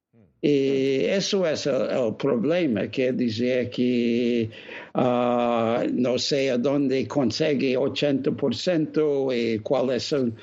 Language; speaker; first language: Spanish; non-native, fluent; English